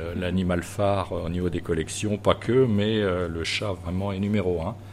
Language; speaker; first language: French; native; French